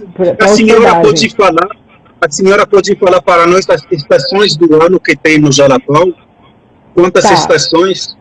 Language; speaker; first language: Portuguese; non-native, fluent; French